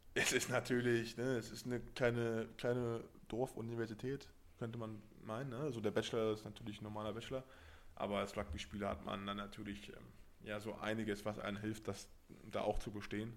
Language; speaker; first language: German; native; German